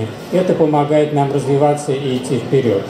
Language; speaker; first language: Russian; native; Russian